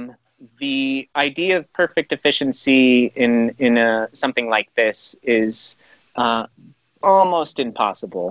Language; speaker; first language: English; native; English